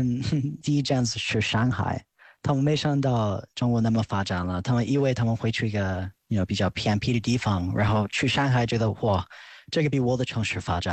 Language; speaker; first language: Chinese; non-native, fluent; English